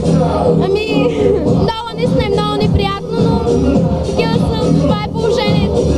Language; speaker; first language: Bulgarian; non-native, learner; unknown